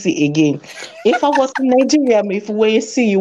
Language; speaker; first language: English; non-native, local second language; Yoruba